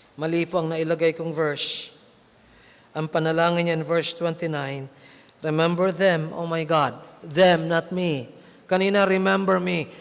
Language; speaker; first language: Filipino; non-native, local second language; Cebuano